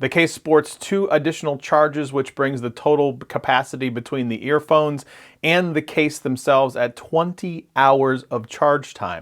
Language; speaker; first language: English; native; English